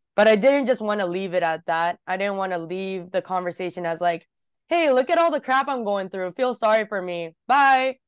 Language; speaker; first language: English; early bilingual, other home language; Japanese